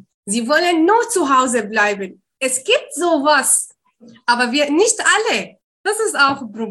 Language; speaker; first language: German; non-native, learner; Arabic